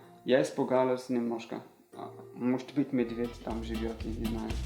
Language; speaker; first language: Russian; non-native, learner; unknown